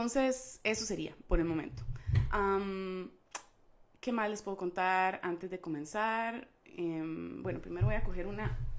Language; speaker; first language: Spanish; native; Spanish